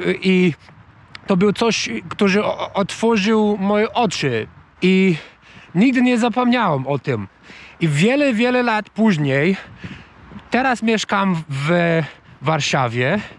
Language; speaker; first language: Polish; non-native, learner; English